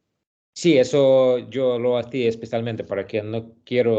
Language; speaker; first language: Spanish; non-native, learner; Russian